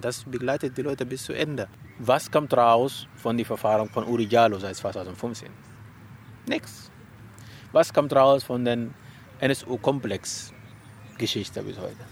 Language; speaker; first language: German; non-native, learner; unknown